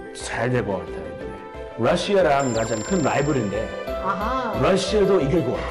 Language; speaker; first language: Korean; non-native, fluent; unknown